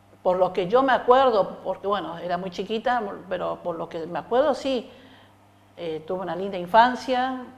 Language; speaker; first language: Spanish; native; Spanish